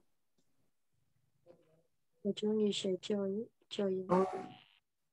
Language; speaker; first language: Chinese; non-native, learner; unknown